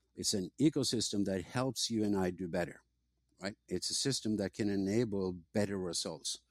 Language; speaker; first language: English; non-native, fluent; Norwegian